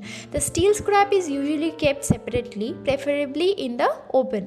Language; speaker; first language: English; non-native, local second language; Bangla